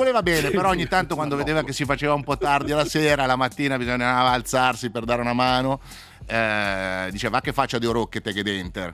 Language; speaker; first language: Italian; native; Italian